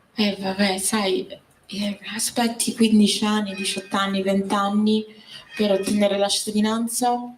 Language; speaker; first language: Italian; native; Italian